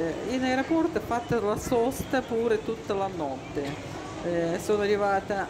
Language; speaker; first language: Italian; non-native, learner; Russian